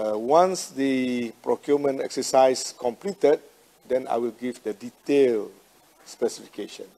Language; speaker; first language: English; non-native, local second language; Malay